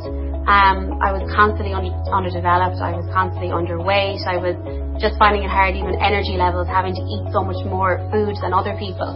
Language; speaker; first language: English; native; English